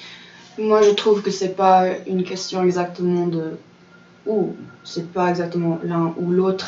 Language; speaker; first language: French; non-native, fluent; English